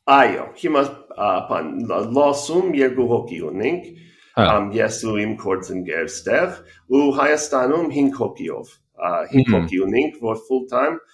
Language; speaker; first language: Armenian; early bilingual, heritage; Armenian